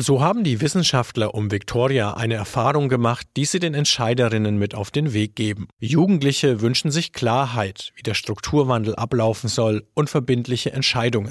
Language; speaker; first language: German; native; German